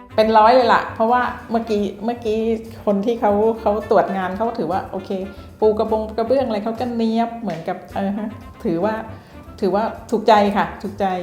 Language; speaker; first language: Thai; native; Thai